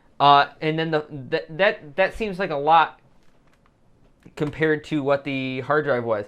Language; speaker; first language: English; native; English